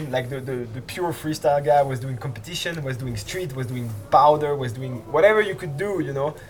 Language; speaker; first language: English; non-native, fluent; French